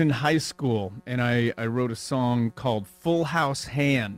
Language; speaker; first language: English; native; English